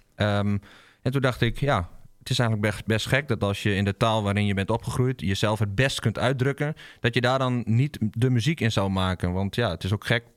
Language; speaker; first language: Dutch; native; Dutch